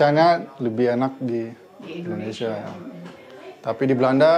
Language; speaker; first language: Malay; early bilingual, heritage; Dutch